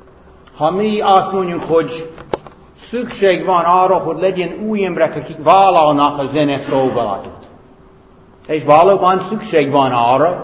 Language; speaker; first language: Hungarian; non-native, fluent; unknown